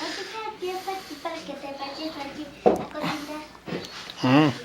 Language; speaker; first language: Spanish; native; Spanish